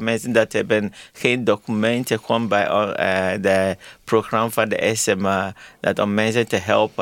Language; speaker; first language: Dutch; non-native, learner; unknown